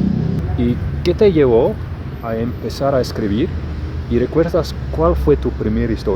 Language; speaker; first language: Spanish; non-native, fluent; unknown